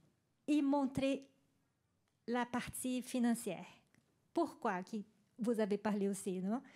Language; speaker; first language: French; non-native, fluent; Spanish